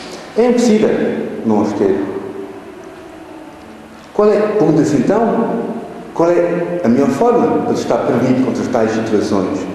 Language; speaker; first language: Portuguese; native; Portuguese